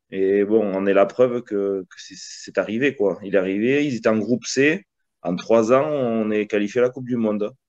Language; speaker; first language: French; early bilingual, other home language; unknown